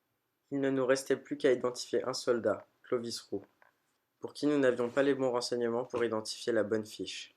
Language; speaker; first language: French; native; French